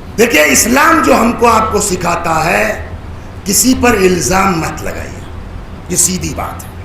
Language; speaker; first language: Urdu; native; Urdu